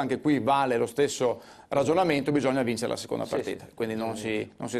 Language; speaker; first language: Italian; native; Italian